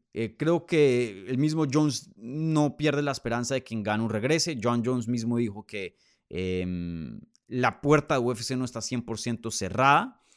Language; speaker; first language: Spanish; native; Spanish